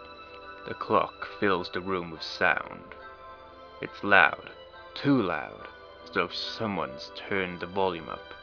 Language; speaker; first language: English; native; English